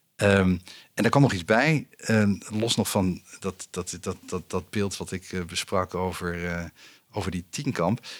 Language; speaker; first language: Dutch; native; Dutch